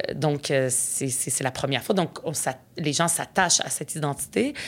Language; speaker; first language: French; early bilingual, other home language; Arabic